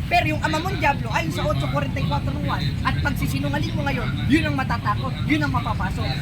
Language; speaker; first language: Filipino; non-native, local second language; Cebuano